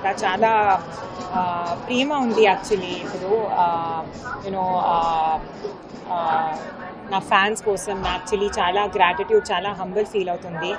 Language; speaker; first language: Telugu; non-native, learner; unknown